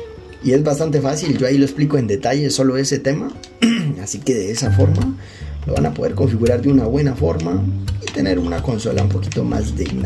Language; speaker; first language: Spanish; native; Spanish